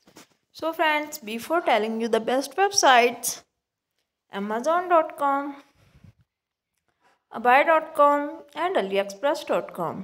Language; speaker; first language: English; non-native, local second language; Urdu